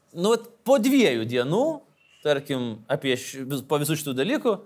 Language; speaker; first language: Lithuanian; native; Lithuanian